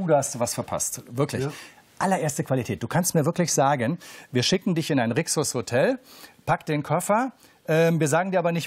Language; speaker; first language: German; native; German